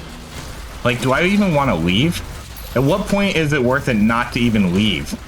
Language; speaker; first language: English; native; English